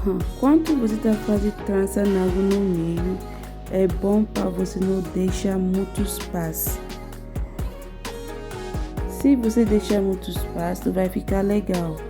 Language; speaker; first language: Portuguese; non-native, learner; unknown